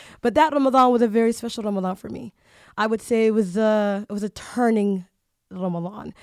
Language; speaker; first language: English; early bilingual, other home language; Somali